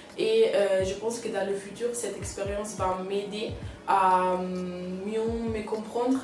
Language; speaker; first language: French; non-native, fluent; Italian